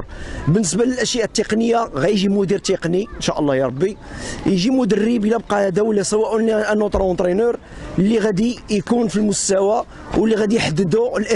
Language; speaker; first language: Arabic; native; Arabic